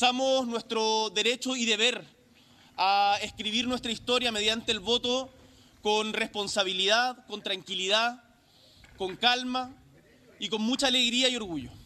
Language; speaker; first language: Spanish; native; Spanish